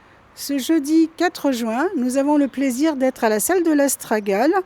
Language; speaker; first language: French; native; French